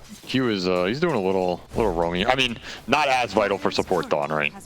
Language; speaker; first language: English; native; English